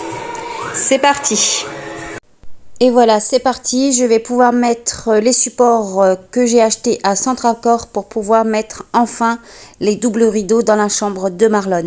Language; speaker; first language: French; native; French